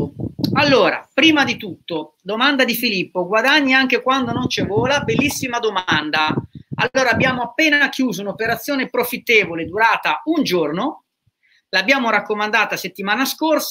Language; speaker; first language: Italian; native; Italian